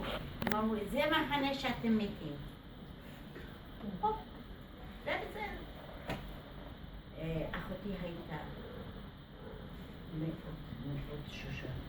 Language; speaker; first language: Hebrew; non-native, fluent; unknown